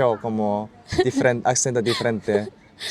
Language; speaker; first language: Spanish; non-native, learner; Japanese